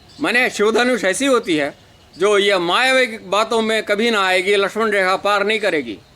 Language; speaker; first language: Hindi; non-native, local second language; Telugu